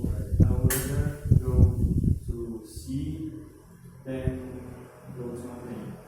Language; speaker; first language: English; non-native, learner; Indonesian